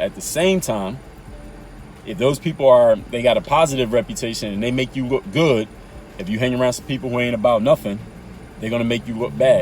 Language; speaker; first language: English; native; English